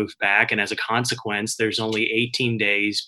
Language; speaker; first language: English; native; English